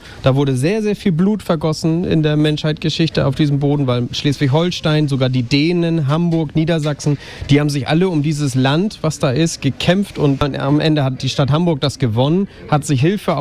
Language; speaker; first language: German; native; German